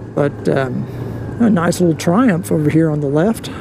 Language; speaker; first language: English; native; English